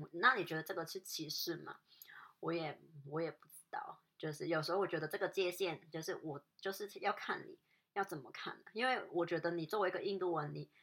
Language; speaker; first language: Chinese; non-native, local second language; Cantonese